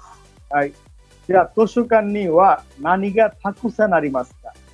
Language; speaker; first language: Japanese; non-native, fluent; Bangla